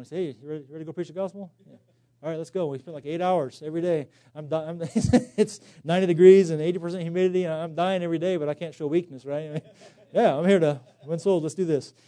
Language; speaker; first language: English; native; English